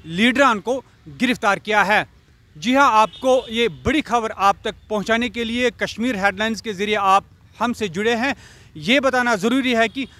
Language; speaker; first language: Hindi; non-native, local second language; Kashmiri